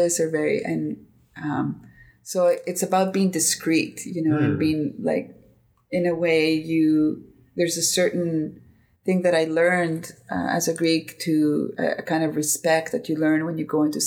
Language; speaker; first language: English; non-native, fluent; Greek